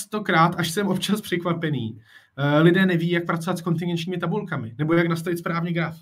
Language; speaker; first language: Czech; native; Czech